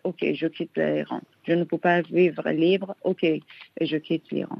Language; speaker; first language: French; non-native, learner; Persian